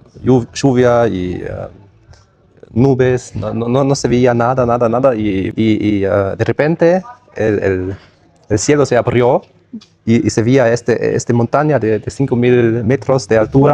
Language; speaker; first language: Spanish; non-native, fluent; German